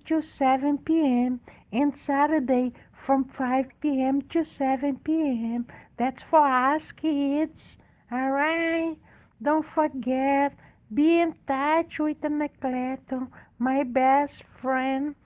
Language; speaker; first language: English; non-native, learner; Portuguese